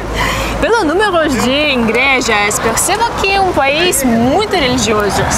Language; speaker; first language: Portuguese; non-native, learner; Russian